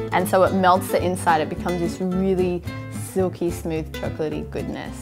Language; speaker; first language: English; native; English